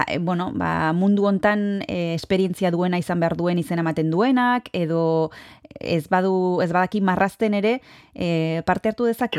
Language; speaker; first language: Basque; native; Basque